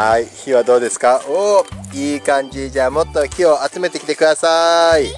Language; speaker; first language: Japanese; native; Japanese